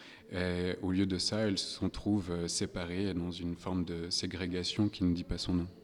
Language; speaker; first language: French; native; French